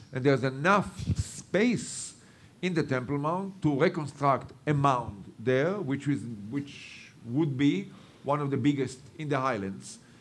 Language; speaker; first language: English; non-native, fluent; Hebrew